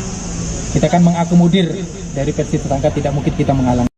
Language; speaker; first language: Indonesian; native; Indonesian